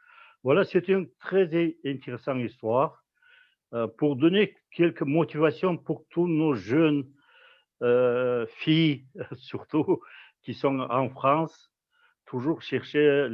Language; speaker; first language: French; non-native, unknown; Kazakh